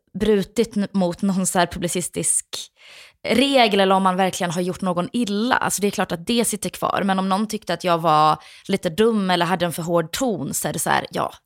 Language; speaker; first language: Swedish; early bilingual, other home language; Bosnian